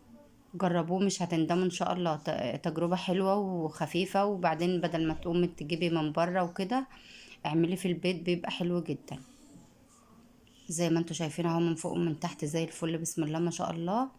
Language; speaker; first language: Arabic; native; Arabic